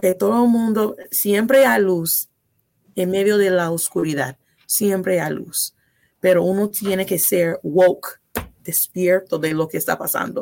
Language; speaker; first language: Spanish; non-native, fluent; English